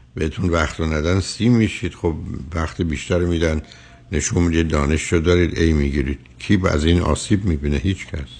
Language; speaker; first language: Persian; native; Persian